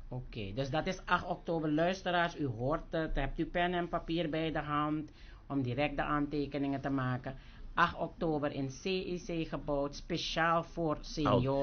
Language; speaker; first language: Dutch; native; Dutch